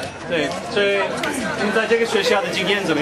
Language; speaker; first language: Chinese; non-native, fluent; English